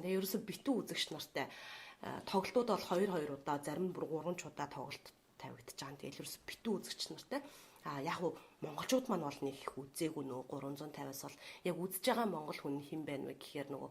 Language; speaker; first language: Mongolian; native; Mongolian